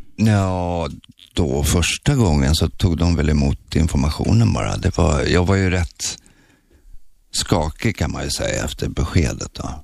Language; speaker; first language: Swedish; native; Swedish